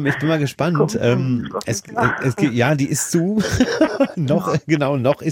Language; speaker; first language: German; native; German